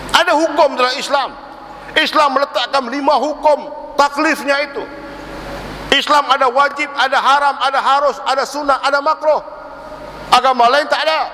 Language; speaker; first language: Malay; native; Malay